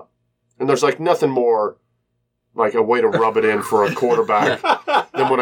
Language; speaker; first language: English; native; English